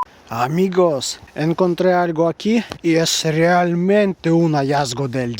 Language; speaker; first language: Spanish; non-native, learner; Russian